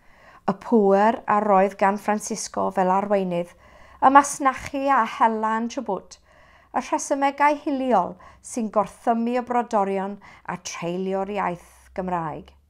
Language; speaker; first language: Welsh; non-native, fluent; English